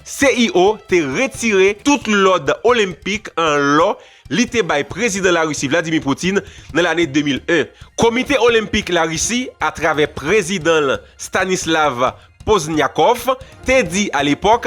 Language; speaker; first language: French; non-native, local second language; Haitian Creole